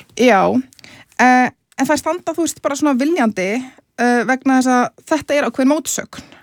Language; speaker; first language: Icelandic; non-native, fluent; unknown